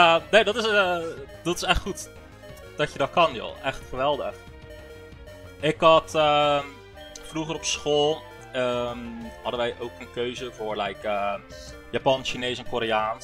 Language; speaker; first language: Dutch; early bilingual, heritage; Dutch